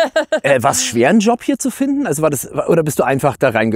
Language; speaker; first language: German; native; German